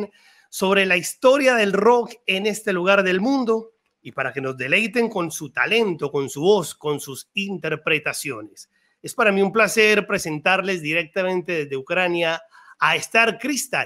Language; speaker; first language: Spanish; native; Spanish